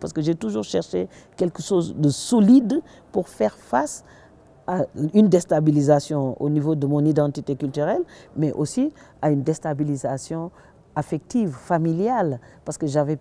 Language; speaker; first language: French; non-native, local second language; Wolof